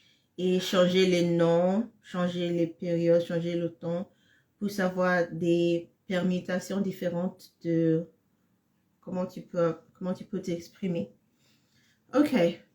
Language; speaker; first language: French; non-native, fluent; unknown